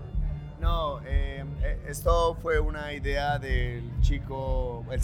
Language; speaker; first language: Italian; non-native, learner; Spanish